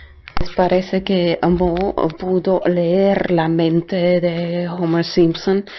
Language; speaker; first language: Spanish; non-native, fluent; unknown